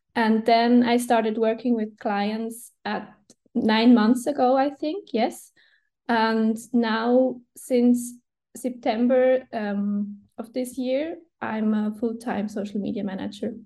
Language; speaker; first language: English; non-native, fluent; Swiss German